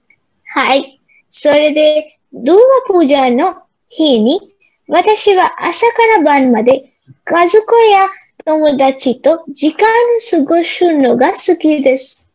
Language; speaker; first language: Japanese; non-native, learner; Bangla